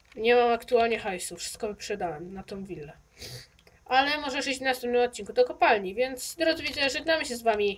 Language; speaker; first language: Polish; native; Polish